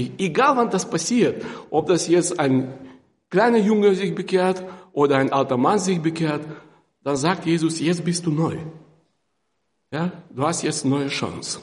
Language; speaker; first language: German; non-native, fluent; Russian